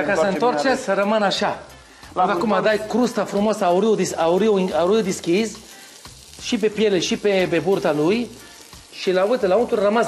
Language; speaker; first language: Romanian; non-native, learner; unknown